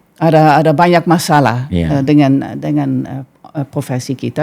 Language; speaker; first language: Indonesian; non-native, fluent; Dutch